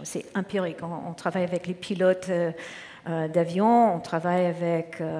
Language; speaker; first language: French; non-native, fluent; English